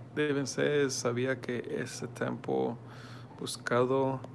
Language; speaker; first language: Spanish; early bilingual, heritage; Spanish